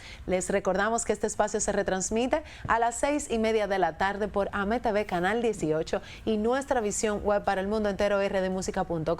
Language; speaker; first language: Spanish; native; Spanish